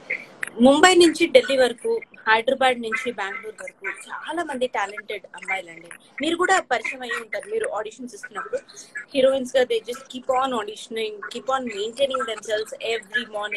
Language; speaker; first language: Telugu; native; Telugu